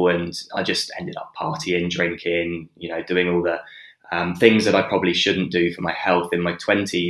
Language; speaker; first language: English; native; English